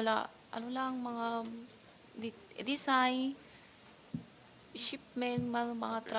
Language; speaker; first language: Filipino; non-native, learner; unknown